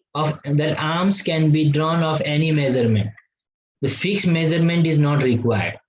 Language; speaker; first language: English; non-native, local second language; Nepali